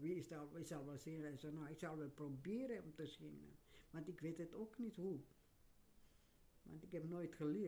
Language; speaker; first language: Dutch; non-native, learner; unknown